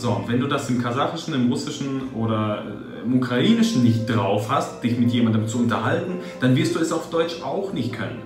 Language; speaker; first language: German; early bilingual, other home language; Russian